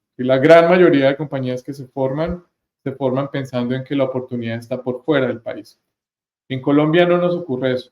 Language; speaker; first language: Spanish; native; Spanish